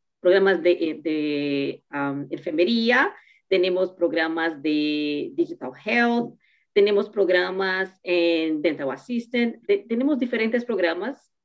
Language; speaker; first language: Spanish; non-native, fluent; Portuguese